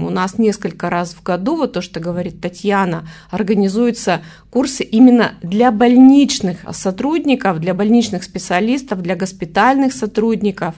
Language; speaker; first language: Russian; native; Russian